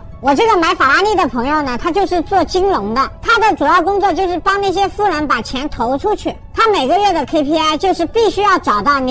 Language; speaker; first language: Chinese; native; Chinese